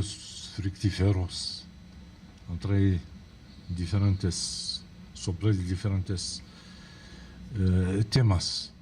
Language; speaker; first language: Spanish; non-native, fluent; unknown